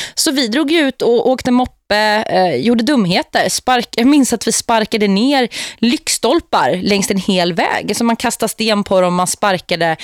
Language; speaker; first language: Swedish; native; Swedish